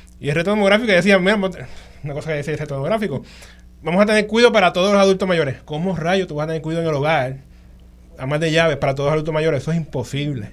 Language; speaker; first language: Spanish; native; Spanish